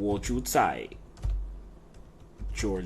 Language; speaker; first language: Chinese; non-native, learner; English